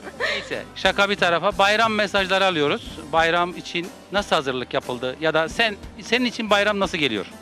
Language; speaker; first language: Turkish; native; Turkish